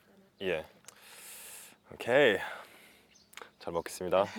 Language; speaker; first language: Korean; non-native, fluent; English